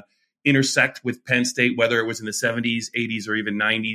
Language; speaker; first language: English; native; English